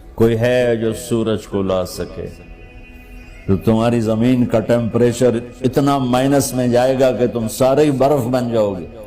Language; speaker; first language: Urdu; non-native, local second language; Punjabi